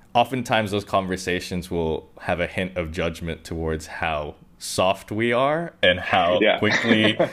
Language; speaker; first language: English; non-native, local second language; Japanese